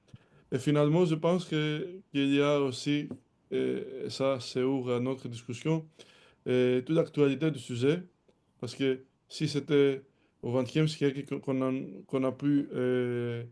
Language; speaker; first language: French; non-native, fluent; Greek